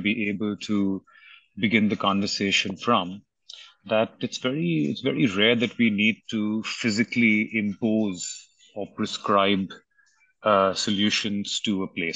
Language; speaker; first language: English; non-native, local second language; Hindi